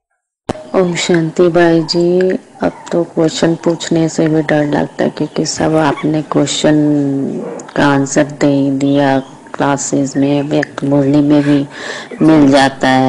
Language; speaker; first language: Hindi; native; Hindi